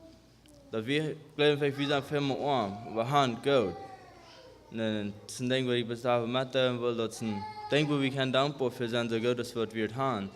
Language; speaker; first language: German; non-native, learner; Low German